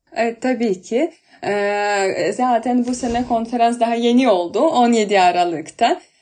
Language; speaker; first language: Turkish; non-native, fluent; Russian